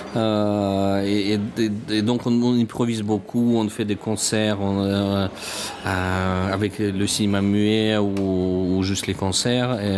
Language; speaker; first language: French; non-native, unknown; Russian